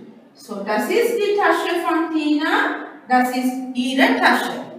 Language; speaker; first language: German; non-native, fluent; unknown